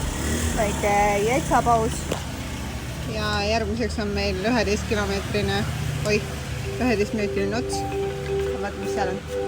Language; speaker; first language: Estonian; native; Estonian